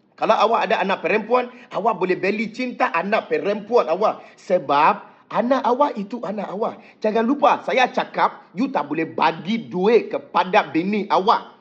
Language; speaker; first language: Malay; non-native, fluent; Yoruba